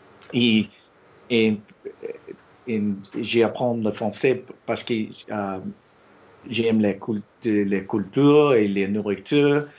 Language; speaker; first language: French; non-native, learner; English